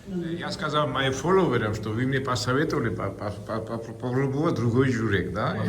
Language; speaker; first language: Russian; non-native, fluent; Georgian